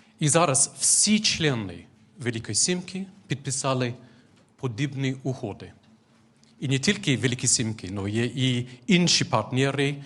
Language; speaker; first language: Ukrainian; non-native, fluent; English